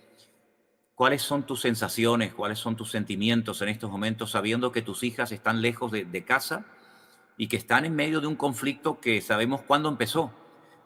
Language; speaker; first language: Spanish; native; Spanish